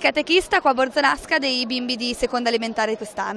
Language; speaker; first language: Italian; native; Italian